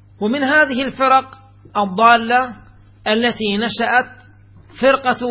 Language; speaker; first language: Arabic; native; Arabic